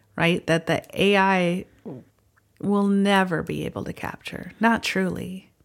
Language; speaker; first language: English; early bilingual, other home language; Filipino